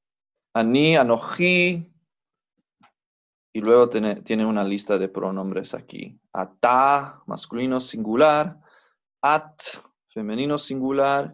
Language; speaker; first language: Spanish; non-native, fluent; English